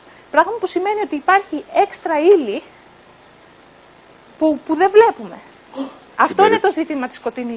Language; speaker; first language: Greek; native; Greek